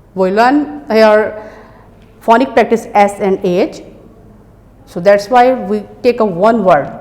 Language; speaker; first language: English; non-native, local second language; Urdu